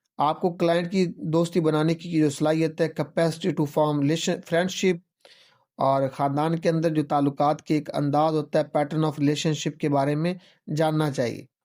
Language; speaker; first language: Urdu; non-native, local second language; Punjabi